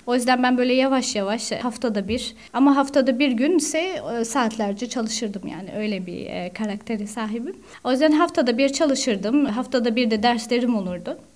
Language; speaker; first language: Turkish; early bilingual, heritage; Turkish